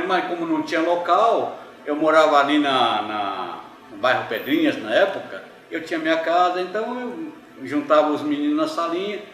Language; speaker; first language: Portuguese; early bilingual, other home language; Japanese